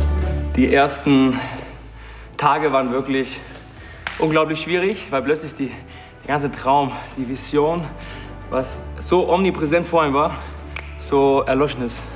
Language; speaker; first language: German; native; German